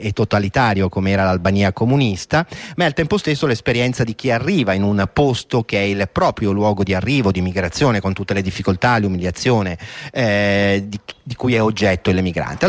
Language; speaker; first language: Italian; native; Italian